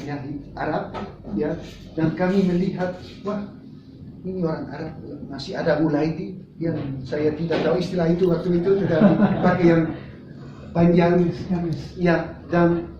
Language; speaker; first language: Indonesian; non-native, fluent; Dutch